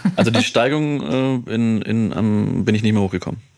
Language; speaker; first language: German; native; German